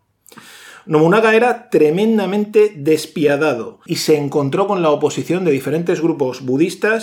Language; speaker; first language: Spanish; native; Spanish